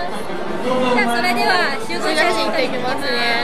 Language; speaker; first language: Japanese; non-native, fluent; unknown